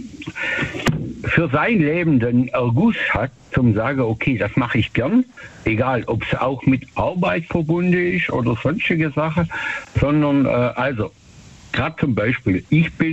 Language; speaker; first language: German; native; German